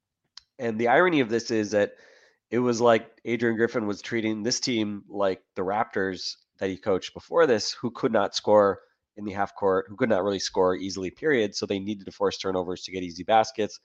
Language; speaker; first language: English; native; English